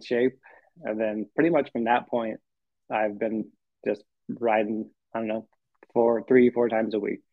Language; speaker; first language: English; native; English